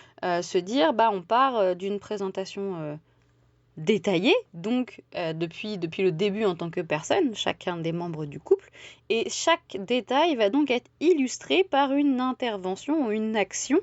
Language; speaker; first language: French; native; French